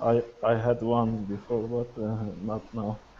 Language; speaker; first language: English; non-native, learner; Turkish